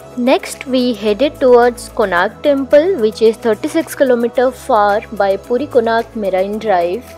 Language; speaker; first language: English; non-native, local second language; Odia